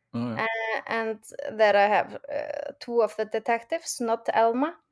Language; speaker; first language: English; non-native, fluent; Icelandic